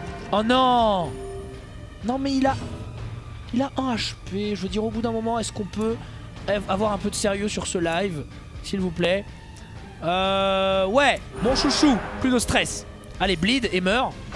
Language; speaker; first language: French; native; French